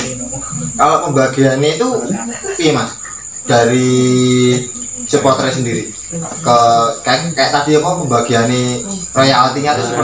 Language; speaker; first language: Indonesian; non-native, local second language; Javanese